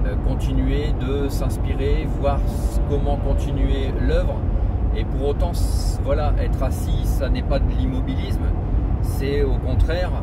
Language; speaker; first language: French; native; French